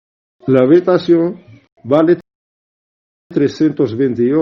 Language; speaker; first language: Spanish; non-native, learner; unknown